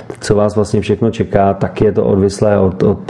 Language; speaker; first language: Czech; native; Czech